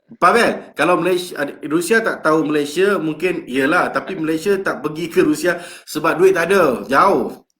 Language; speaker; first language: Malay; native; Malay